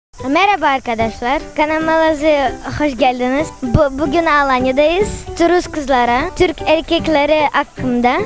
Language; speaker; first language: Turkish; non-native, learner; Russian